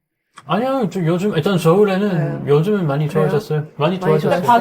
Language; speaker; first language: Korean; non-native, fluent; French